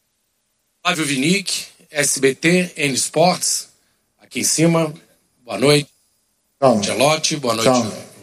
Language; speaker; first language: Portuguese; native; Portuguese